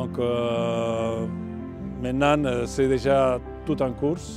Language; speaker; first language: French; non-native, fluent; Catalan